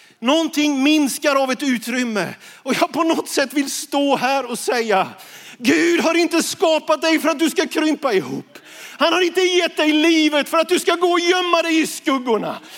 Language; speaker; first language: Swedish; native; Swedish